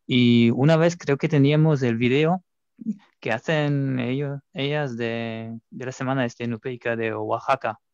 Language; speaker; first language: Spanish; non-native, fluent; German